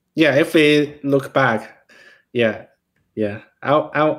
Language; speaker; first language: English; non-native, fluent; Chinese